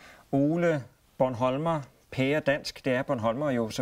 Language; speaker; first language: Danish; native; Danish